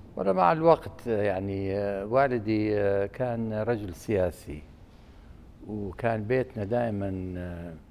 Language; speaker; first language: Arabic; native; Arabic